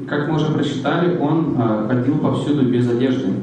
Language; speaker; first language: Russian; native; Russian